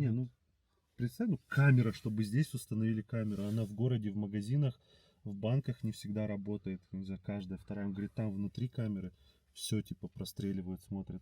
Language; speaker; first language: Russian; native; Russian